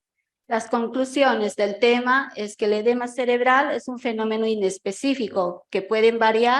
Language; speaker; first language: Spanish; native; Spanish